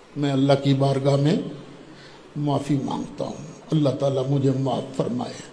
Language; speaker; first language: Urdu; non-native, local second language; Punjabi